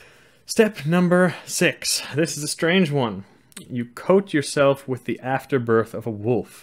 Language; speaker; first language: English; non-native, fluent; Swedish